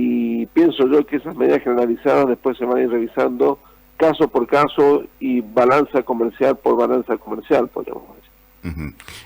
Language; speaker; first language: Spanish; native; Spanish